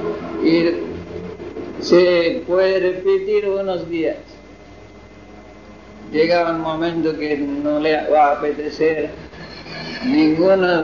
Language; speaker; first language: Spanish; non-native, fluent; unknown